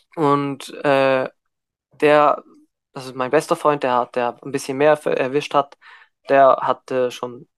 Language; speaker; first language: German; native; German